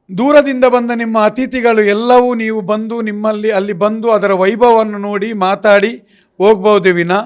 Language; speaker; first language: Kannada; non-native, local second language; Tulu